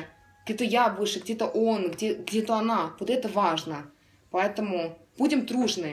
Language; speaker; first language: Russian; non-native, learner; Estonian